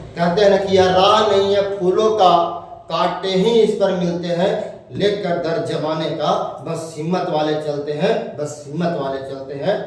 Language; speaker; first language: Hindi; native; Hindi